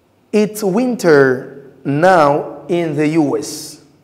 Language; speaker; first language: English; non-native, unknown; Lingala